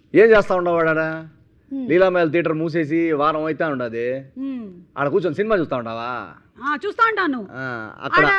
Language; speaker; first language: Telugu; native; Telugu